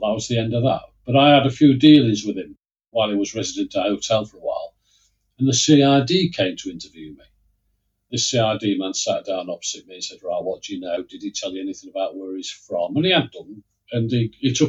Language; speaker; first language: English; native; English